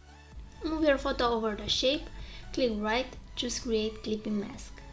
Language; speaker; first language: English; non-native, fluent; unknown